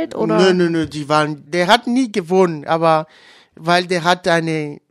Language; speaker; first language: German; non-native, fluent; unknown